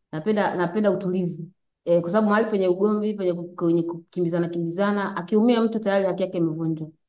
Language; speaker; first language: Swahili; native; Swahili